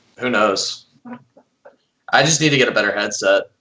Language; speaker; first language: English; native; English